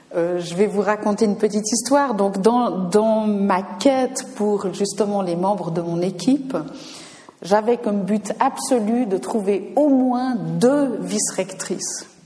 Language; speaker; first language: French; native; French